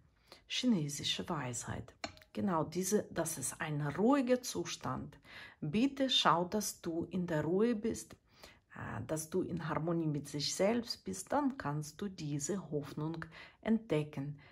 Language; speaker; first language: German; non-native, fluent; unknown